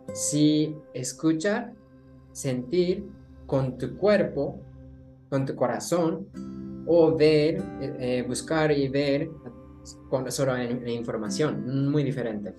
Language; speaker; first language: Spanish; non-native, learner; Japanese